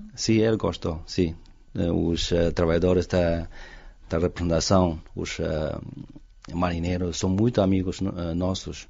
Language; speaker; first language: Portuguese; non-native, fluent; Chinese